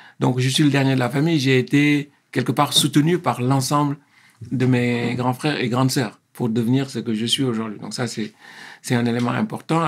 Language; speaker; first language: French; non-native, local second language; Wolof